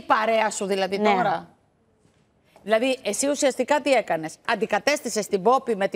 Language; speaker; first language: Greek; native; Greek